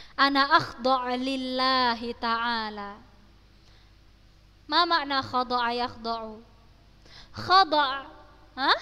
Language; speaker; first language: Arabic; non-native, fluent; Indonesian